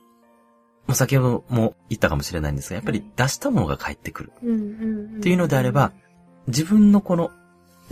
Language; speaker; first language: Japanese; native; Japanese